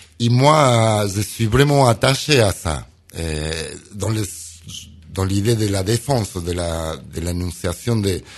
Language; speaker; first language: French; non-native, fluent; Spanish